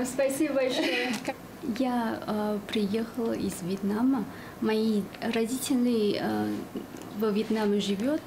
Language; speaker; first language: Russian; non-native, fluent; Vietnamese